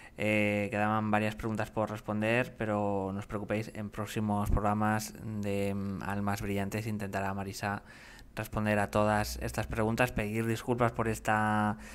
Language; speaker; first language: Spanish; native; Spanish